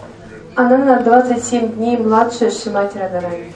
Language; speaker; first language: Russian; native; Russian